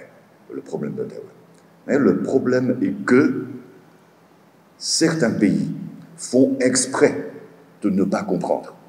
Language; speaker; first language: French; non-native, fluent; Chinese